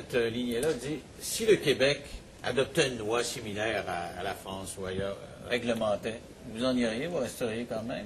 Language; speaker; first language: French; native; French